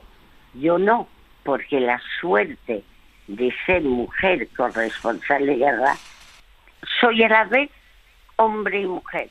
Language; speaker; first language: Spanish; early bilingual, other home language; French